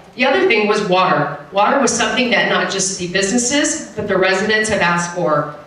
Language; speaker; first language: English; native; English